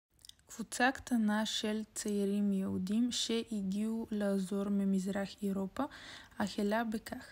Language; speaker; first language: Hebrew; non-native, learner; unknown